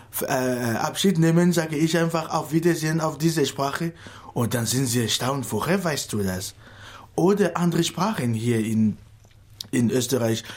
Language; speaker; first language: German; non-native, fluent; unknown